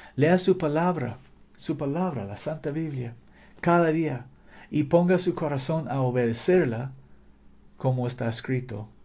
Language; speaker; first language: Spanish; non-native, fluent; English